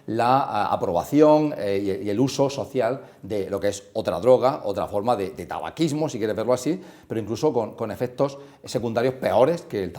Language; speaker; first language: Spanish; native; Spanish